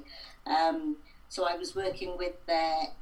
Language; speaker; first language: English; native; English